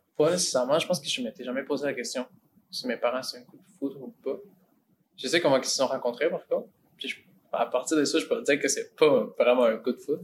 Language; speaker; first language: French; early bilingual, other home language; Spanish